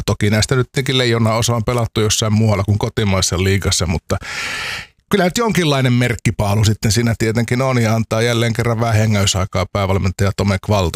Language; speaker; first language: Finnish; native; Finnish